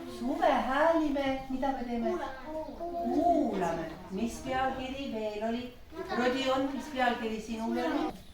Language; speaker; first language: Estonian; native; Estonian